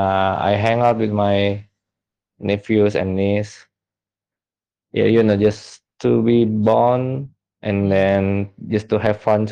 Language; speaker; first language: English; non-native, fluent; Indonesian